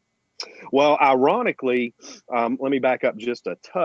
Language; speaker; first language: English; native; English